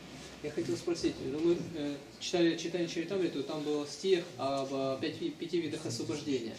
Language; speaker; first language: Russian; native; Russian